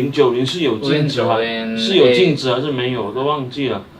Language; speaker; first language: Chinese; native; Chinese